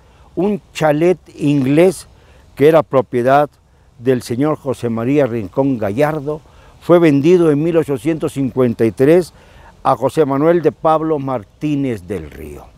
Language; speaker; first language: Spanish; native; Spanish